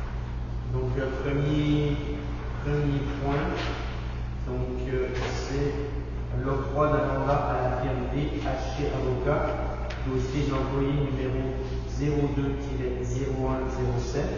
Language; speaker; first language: French; native; French